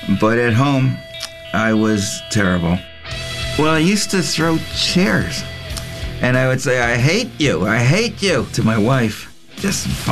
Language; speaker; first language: English; non-native, local second language; Yiddish